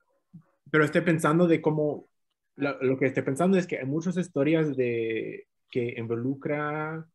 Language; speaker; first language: Spanish; non-native, fluent; English